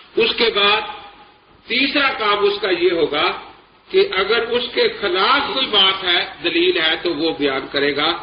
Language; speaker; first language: Urdu; non-native, local second language; Punjabi